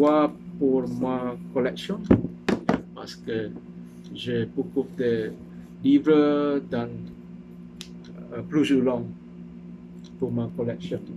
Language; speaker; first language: French; non-native, learner; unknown